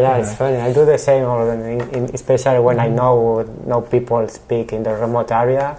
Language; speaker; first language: English; non-native, learner; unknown